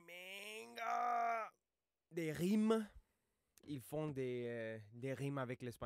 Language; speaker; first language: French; non-native, fluent; English